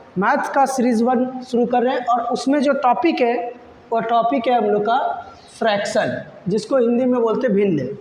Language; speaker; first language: Hindi; native; Hindi